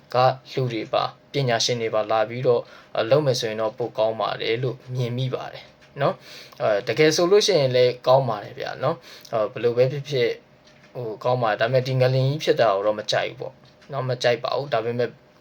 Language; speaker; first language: Burmese; native; Burmese